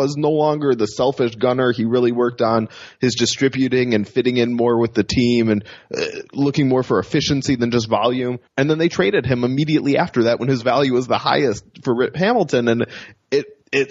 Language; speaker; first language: English; native; English